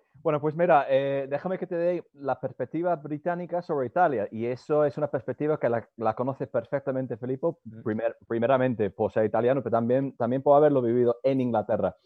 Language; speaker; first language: Spanish; non-native, fluent; English